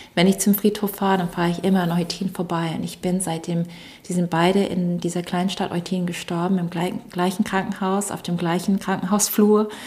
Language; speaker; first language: German; early bilingual, other home language; English